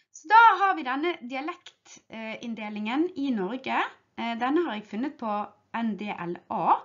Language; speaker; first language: Norwegian; native; Norwegian